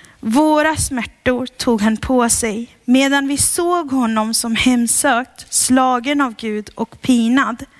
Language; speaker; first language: Swedish; early bilingual, heritage; Swedish